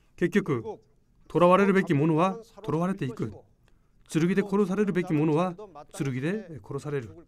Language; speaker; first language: Japanese; non-native, fluent; Korean